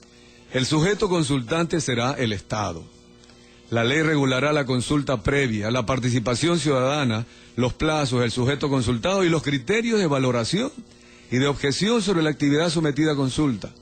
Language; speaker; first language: Spanish; native; Spanish